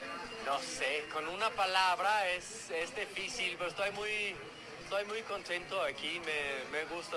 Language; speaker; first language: Spanish; non-native, fluent; Danish